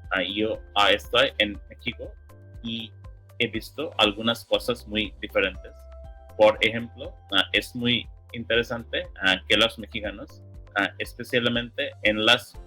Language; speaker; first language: Spanish; non-native, learner; English